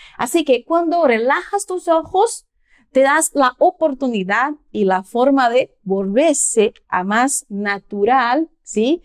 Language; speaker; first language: Spanish; non-native, fluent; Portuguese